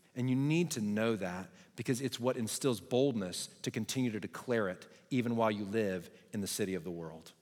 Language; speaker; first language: English; native; English